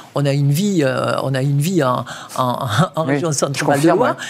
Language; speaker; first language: French; native; French